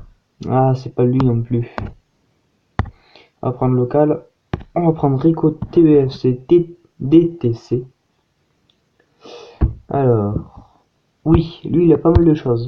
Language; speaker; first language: French; native; French